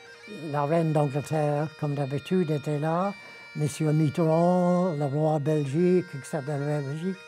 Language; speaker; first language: French; non-native, learner; English